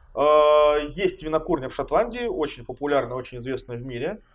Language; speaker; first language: Russian; native; Russian